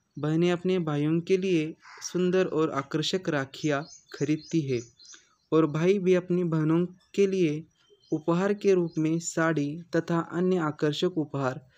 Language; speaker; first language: Hindi; non-native, local second language; Marathi